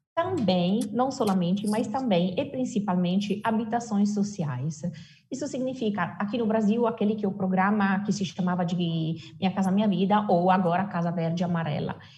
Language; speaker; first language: Portuguese; non-native, fluent; Italian